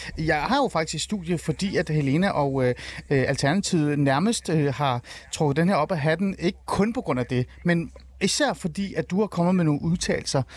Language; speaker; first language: Danish; early bilingual, other home language; Persian